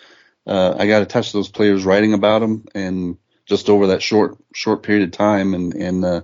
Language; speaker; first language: English; native; English